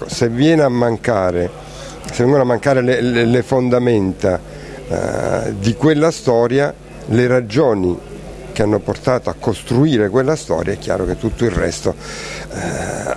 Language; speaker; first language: Italian; native; Italian